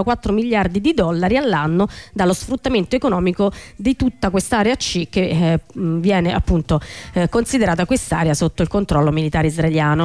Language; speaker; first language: Italian; native; Italian